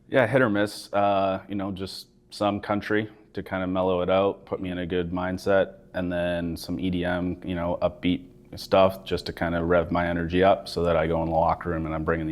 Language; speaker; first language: English; native; English